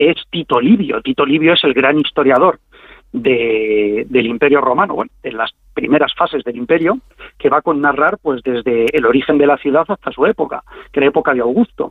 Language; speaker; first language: Spanish; native; Spanish